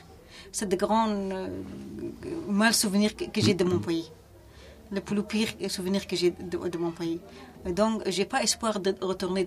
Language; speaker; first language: French; non-native, fluent; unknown